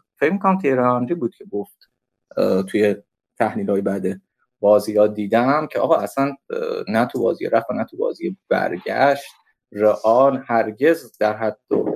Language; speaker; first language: Persian; native; Persian